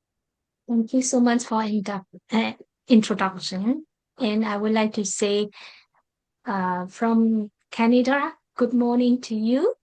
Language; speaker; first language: English; non-native, fluent; Burmese